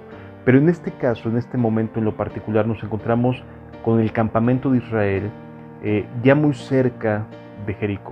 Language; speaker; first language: Spanish; native; Spanish